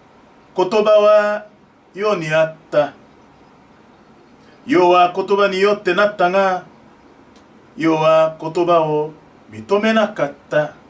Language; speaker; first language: Japanese; non-native, fluent; French